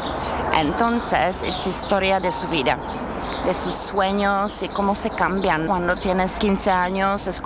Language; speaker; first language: Spanish; non-native, fluent; Czech